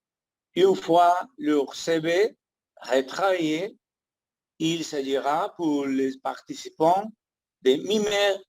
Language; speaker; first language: French; non-native, learner; Spanish